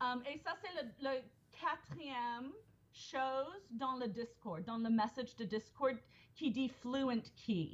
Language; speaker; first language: French; non-native, fluent; English